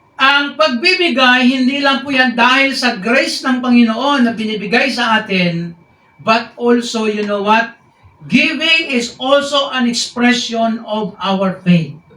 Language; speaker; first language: Filipino; non-native, local second language; Hiligaynon